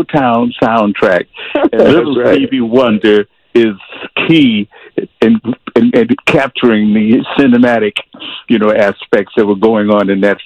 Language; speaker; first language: English; native; English